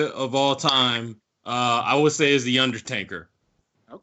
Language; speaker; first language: English; native; English